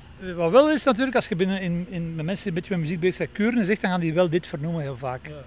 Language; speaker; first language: Dutch; native; Dutch